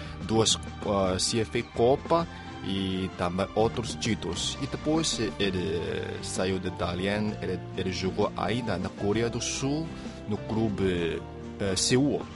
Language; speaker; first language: Portuguese; non-native, fluent; Chinese